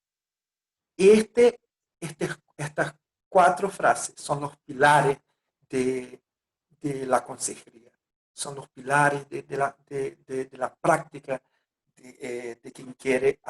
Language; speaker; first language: Spanish; non-native, fluent; Portuguese